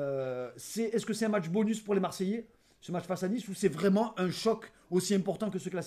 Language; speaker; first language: French; native; French